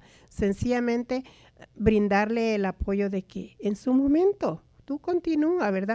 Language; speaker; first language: Spanish; native; Spanish